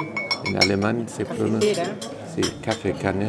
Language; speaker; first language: Spanish; non-native, fluent; German